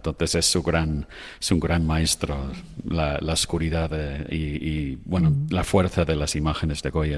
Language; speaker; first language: Spanish; non-native, fluent; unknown